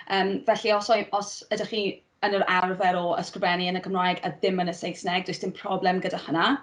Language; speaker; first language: Welsh; non-native, local second language; English